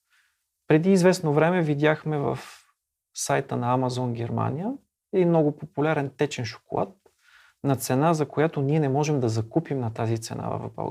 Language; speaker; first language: Bulgarian; native; Bulgarian